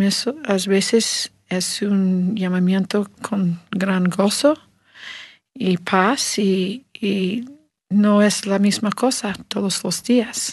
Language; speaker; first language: Spanish; non-native, learner; English